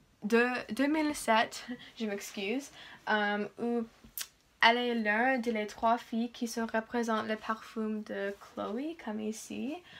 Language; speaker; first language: French; non-native, learner; English